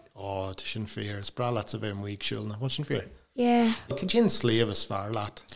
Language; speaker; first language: Irish; non-native, local second language; English